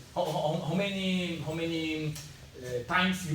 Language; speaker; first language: English; non-native, learner; Portuguese